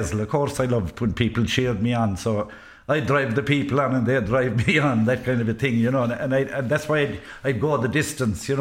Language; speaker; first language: English; native; English